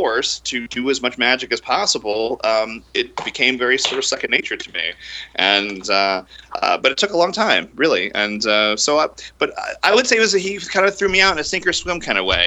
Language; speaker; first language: English; native; English